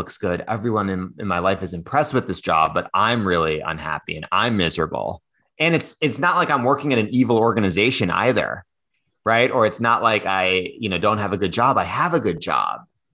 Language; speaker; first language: English; native; English